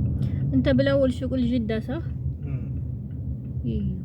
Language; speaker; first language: Arabic; non-native, learner; Amharic